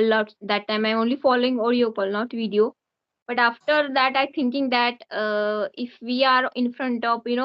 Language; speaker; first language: English; non-native, learner; Hindi